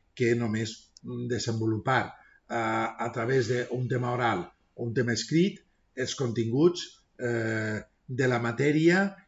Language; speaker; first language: Catalan; non-native, local second language; Spanish